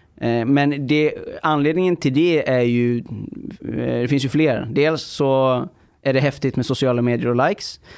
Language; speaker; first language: Swedish; early bilingual, other home language; Persian